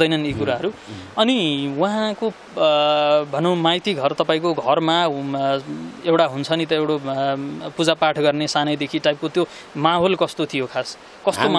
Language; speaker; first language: Nepali; native; Nepali